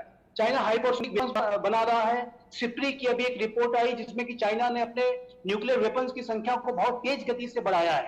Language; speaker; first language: Hindi; native; Hindi